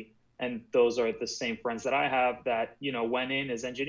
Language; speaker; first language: English; native; English